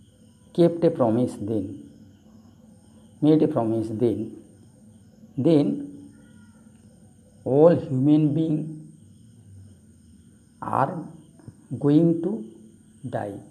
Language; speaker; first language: English; non-native, local second language; Bangla